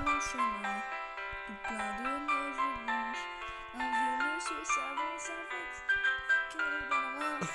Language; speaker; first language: French; native; French